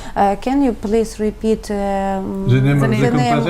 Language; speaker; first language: English; non-native, learner; Ukrainian